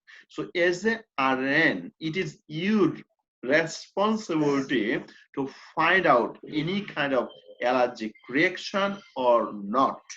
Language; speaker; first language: English; non-native, fluent; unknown